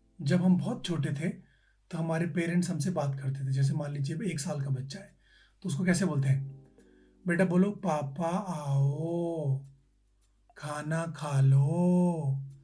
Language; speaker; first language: Hindi; native; Hindi